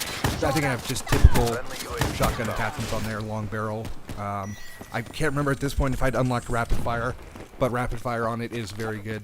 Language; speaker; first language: English; native; English